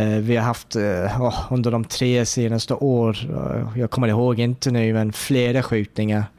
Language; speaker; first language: Swedish; non-native, fluent; English